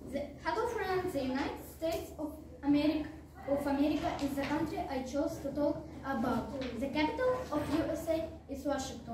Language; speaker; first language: English; non-native, learner; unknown